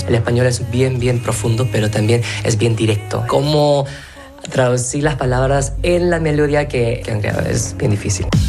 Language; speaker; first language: Spanish; non-native, fluent; Korean